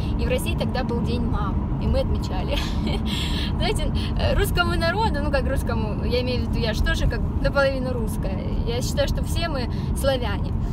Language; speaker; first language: Russian; native; Russian